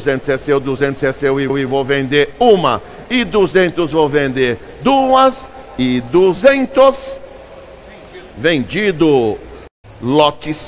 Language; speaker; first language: Portuguese; native; Portuguese